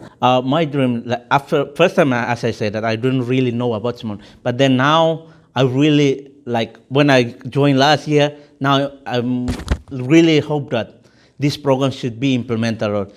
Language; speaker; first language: English; non-native, fluent; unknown